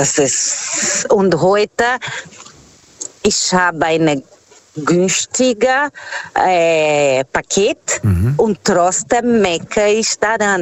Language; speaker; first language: German; non-native, fluent; Portuguese